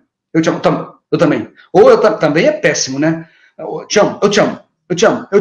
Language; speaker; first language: Portuguese; native; Portuguese